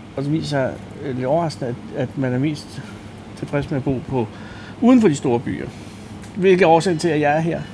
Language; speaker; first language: Danish; native; Danish